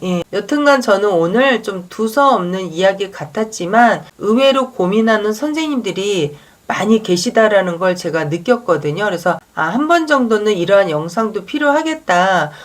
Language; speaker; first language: Korean; native; Korean